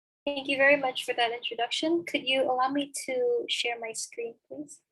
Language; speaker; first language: English; non-native, fluent; Indonesian